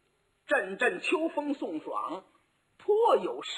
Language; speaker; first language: Chinese; native; Chinese